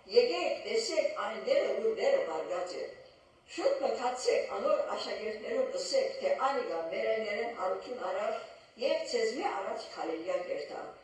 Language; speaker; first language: Armenian; early bilingual, heritage; Armenian